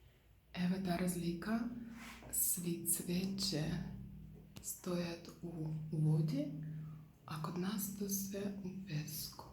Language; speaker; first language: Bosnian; non-native, learner; Russian